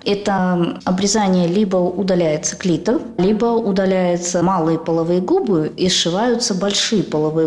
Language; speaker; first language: Russian; native; Russian